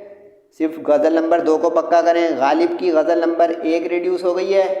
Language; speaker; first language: Urdu; native; Urdu